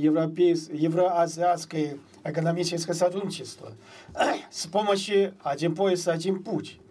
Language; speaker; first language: Russian; non-native, fluent; Chinese